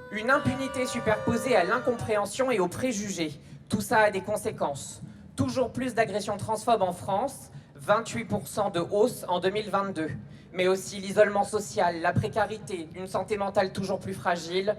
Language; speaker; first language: French; native; French